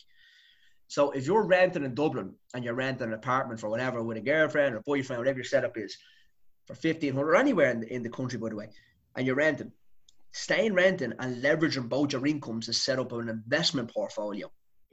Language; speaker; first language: English; native; English